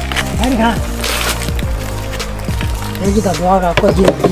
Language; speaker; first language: Korean; native; Korean